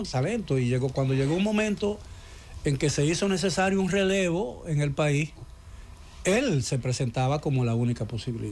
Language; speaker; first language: Spanish; native; Spanish